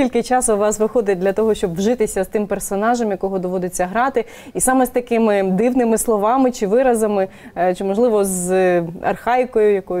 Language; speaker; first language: Ukrainian; native; Ukrainian